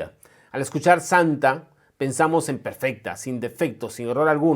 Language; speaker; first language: Spanish; native; Spanish